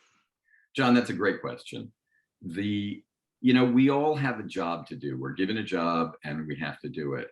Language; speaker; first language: English; native; English